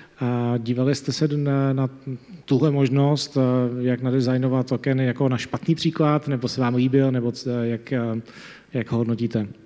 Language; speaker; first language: Czech; native; Czech